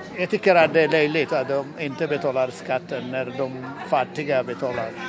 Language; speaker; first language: Norwegian; non-native, learner; English